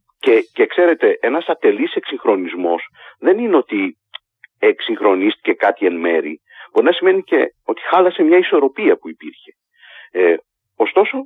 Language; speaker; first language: Greek; native; Greek